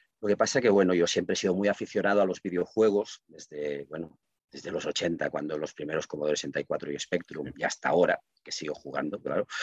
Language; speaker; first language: Spanish; non-native, local second language; Catalan